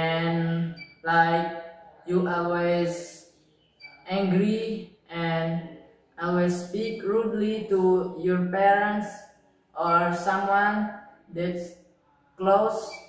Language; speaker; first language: English; non-native, learner; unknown